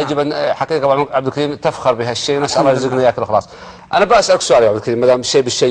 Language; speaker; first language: Arabic; native; Arabic